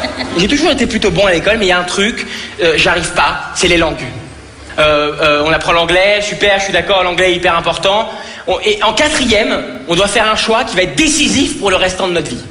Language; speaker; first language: French; native; French